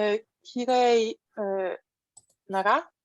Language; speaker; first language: Japanese; non-native, learner; Polish